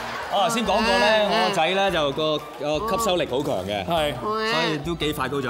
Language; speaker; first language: Cantonese; native; Cantonese